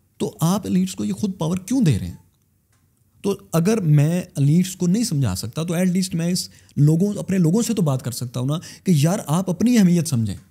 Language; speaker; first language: Urdu; native; Urdu